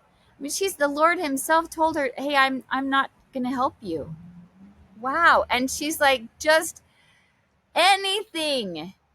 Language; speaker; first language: English; native; English